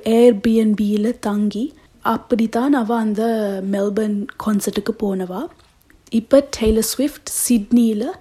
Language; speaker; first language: Tamil; early bilingual, heritage; Tamil